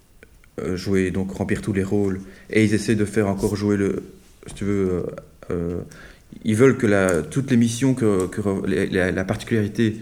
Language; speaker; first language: French; native; French